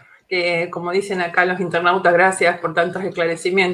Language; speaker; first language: Spanish; native; Spanish